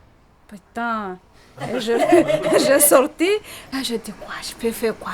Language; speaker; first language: French; non-native, learner; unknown